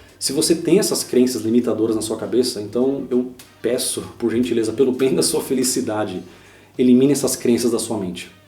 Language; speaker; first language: Portuguese; native; Portuguese